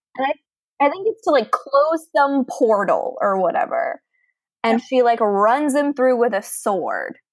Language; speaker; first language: English; native; English